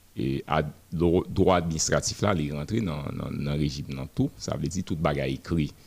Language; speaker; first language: French; non-native, local second language; Haitian Creole